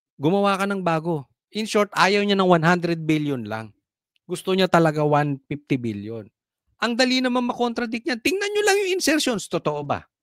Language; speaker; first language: Filipino; native; Filipino